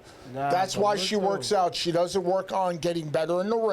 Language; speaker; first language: English; native; English